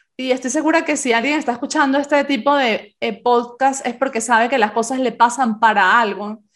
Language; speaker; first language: Spanish; native; Spanish